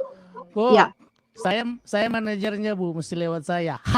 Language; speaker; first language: Indonesian; native; Indonesian